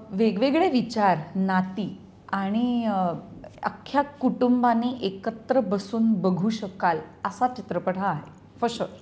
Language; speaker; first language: Marathi; native; Marathi